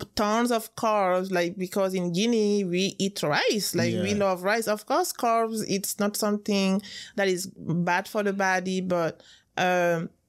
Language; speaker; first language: English; non-native, fluent; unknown